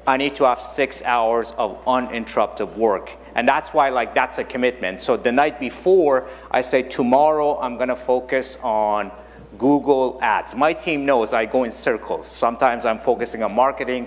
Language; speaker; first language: English; non-native, fluent; German